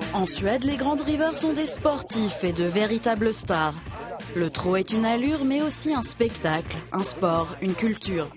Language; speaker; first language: French; native; French